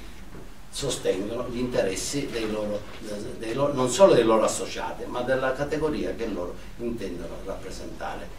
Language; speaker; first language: Italian; native; Italian